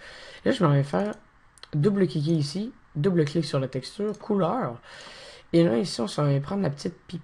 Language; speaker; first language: French; native; French